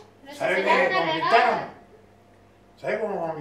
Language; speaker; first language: Spanish; native; Spanish